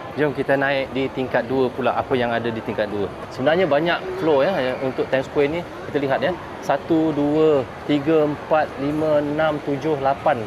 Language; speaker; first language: Malay; native; Malay